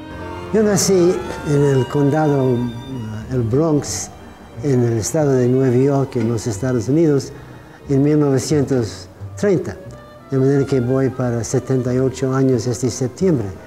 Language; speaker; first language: Spanish; non-native, fluent; English